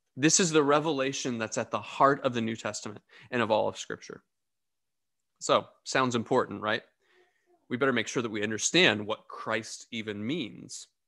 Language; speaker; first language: English; native; English